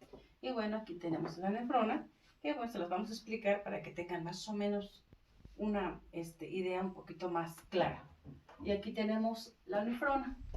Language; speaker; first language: Spanish; native; Spanish